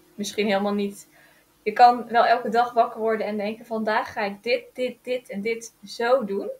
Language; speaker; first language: Dutch; native; Dutch